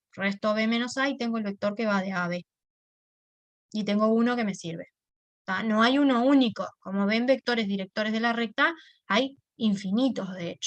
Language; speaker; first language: Spanish; native; Spanish